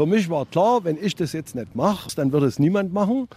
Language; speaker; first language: German; native; German